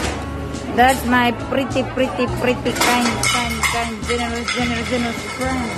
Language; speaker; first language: English; non-native, local second language; Filipino